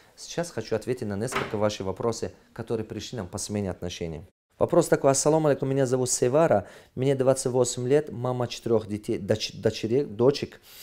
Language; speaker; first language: Russian; non-native, local second language; Tajik